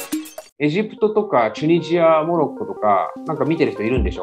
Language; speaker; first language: Japanese; native; Japanese